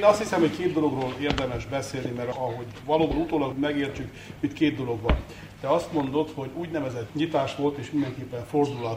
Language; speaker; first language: Hungarian; native; Hungarian